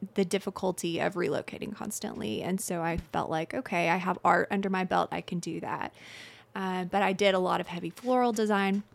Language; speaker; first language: English; native; English